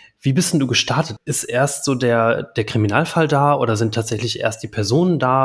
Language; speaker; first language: German; native; German